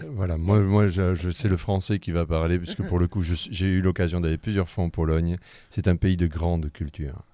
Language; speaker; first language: French; native; French